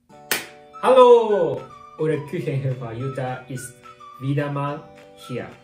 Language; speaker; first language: German; non-native, learner; Japanese